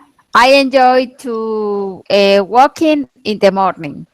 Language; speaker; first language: English; non-native, learner; Spanish